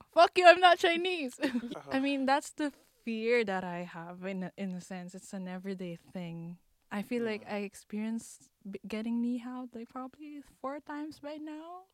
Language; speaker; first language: English; non-native, local second language; Filipino